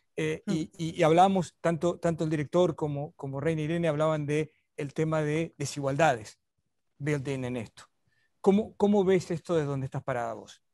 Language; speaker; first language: Spanish; native; Spanish